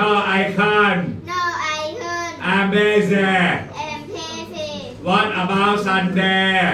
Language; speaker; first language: English; non-native, fluent; Thai